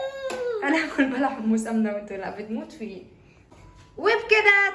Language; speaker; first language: Arabic; native; Arabic